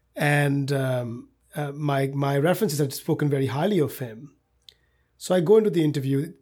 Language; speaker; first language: English; non-native, local second language; Hindi